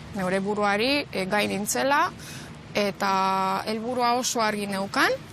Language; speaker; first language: Basque; non-native, fluent; Romanian